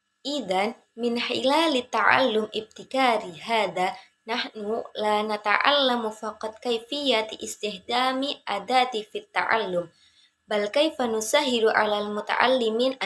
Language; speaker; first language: Arabic; non-native, learner; Indonesian